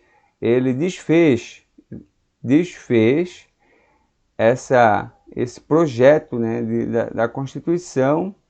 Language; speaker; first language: Portuguese; native; Portuguese